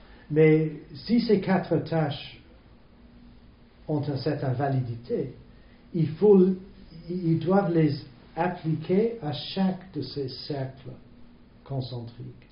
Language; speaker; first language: French; non-native, fluent; English